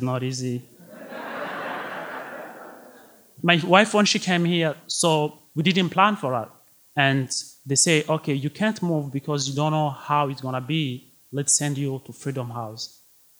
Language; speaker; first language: English; non-native, fluent; Rundi